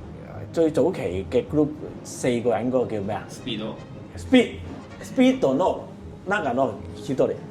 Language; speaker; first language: Cantonese; native; Cantonese